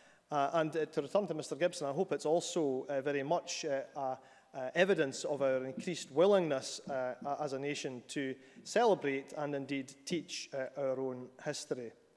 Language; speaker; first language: English; native; English